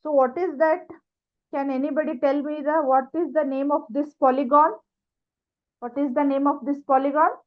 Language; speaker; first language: English; non-native, local second language; Kannada